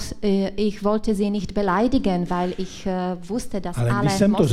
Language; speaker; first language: German; non-native, learner; Czech